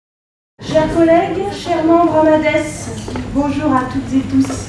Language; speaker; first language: French; native; French